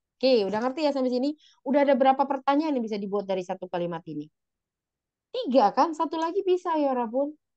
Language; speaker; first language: Indonesian; native; Indonesian